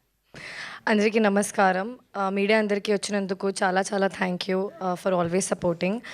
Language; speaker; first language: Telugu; non-native, learner; Hindi